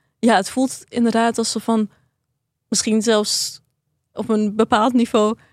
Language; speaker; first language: Dutch; early bilingual, other home language; Persian